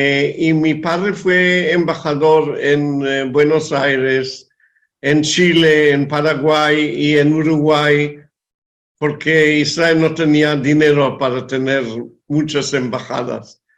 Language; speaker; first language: Spanish; non-native, fluent; Hebrew